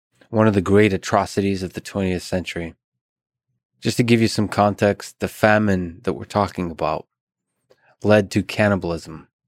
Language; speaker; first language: English; early bilingual, other home language; Russian